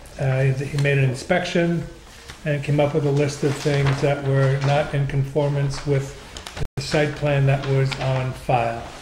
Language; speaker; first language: English; native; English